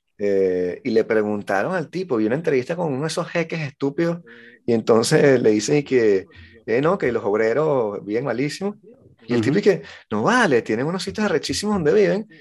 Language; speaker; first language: Spanish; native; Spanish